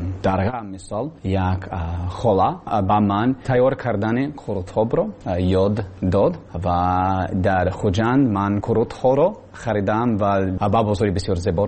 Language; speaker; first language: Persian; non-native, learner; English